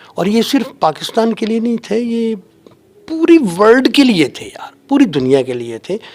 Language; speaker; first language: Urdu; non-native, local second language; Punjabi